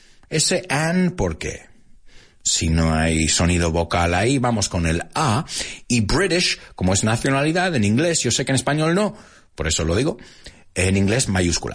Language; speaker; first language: Spanish; early bilingual, heritage; Spanish